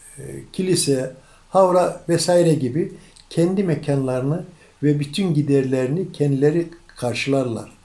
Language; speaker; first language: Turkish; native; Turkish